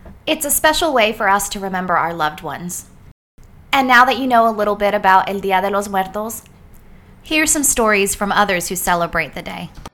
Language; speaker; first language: English; early bilingual, other home language; Spanish